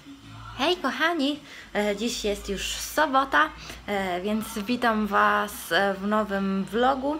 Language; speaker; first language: Polish; non-native, fluent; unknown